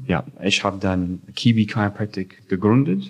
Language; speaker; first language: German; non-native, fluent; English